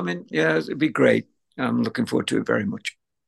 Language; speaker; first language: English; native; English